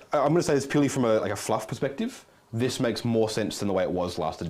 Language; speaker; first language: English; native; English